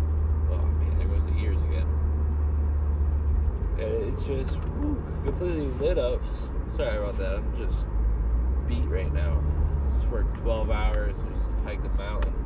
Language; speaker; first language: English; native; English